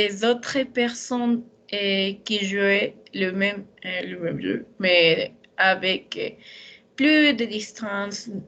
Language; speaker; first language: French; non-native, learner; Spanish